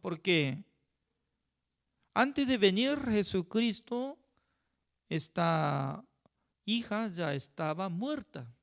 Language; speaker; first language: Spanish; non-native, fluent; Korean